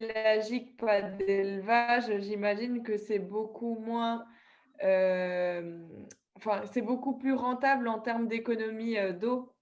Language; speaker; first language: French; native; French